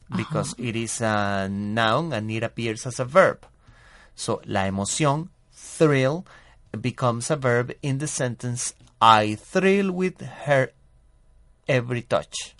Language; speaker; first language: English; non-native, fluent; Spanish